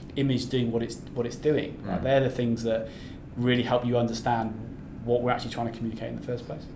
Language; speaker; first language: English; native; English